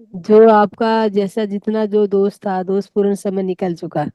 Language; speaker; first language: Hindi; native; Hindi